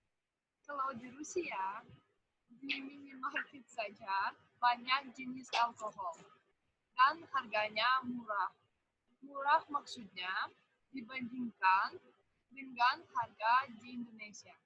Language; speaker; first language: Indonesian; non-native, fluent; Russian